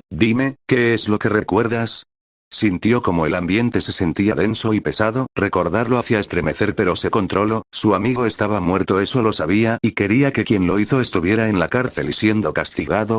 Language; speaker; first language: Spanish; native; Spanish